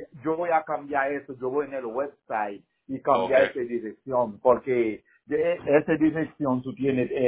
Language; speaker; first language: Spanish; non-native, learner; Haitian Creole